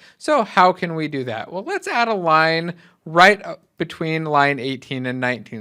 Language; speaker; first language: English; native; English